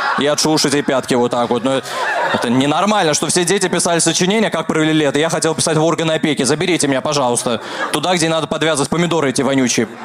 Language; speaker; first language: Russian; early bilingual, other home language; Armenian